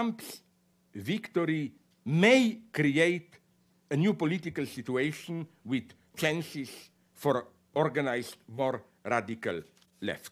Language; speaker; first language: English; non-native, fluent; Slovenian